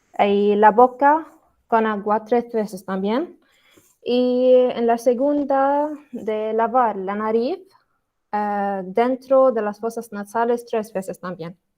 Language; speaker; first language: Spanish; non-native, learner; Arabic